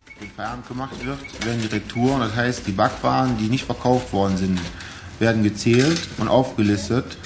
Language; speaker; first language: German; native; German